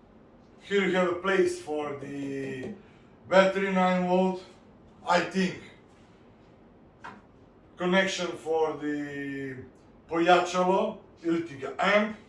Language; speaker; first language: English; non-native, learner; Italian